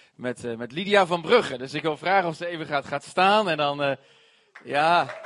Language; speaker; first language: Dutch; native; Dutch